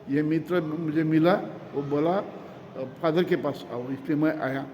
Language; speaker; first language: Hindi; non-native, local second language; Marathi